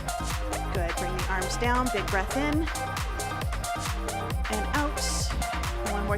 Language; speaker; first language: English; native; English